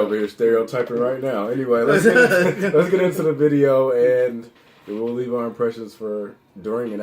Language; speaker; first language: English; native; English